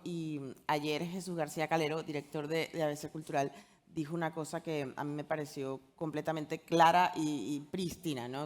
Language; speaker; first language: Spanish; native; Spanish